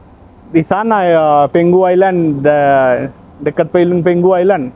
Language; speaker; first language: Indonesian; non-native, learner; Telugu